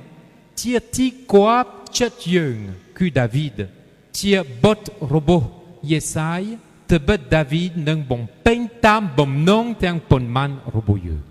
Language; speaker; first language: Khmer; non-native, fluent; French